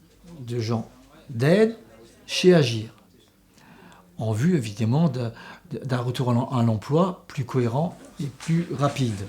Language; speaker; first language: French; native; French